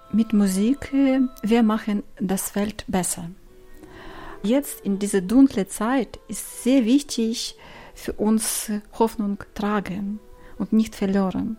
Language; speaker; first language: German; non-native, learner; Ukrainian